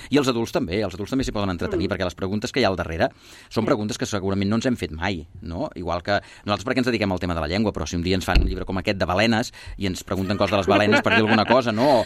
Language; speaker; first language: Catalan; native; Catalan